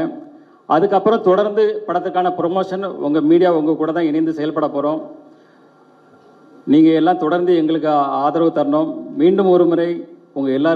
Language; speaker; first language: Tamil; native; Tamil